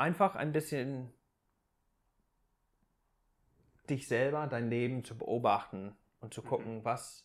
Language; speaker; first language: German; non-native, fluent; English